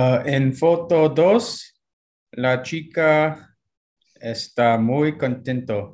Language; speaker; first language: Spanish; non-native, learner; English